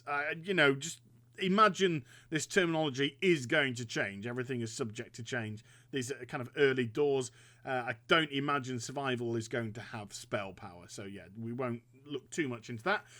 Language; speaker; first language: English; native; English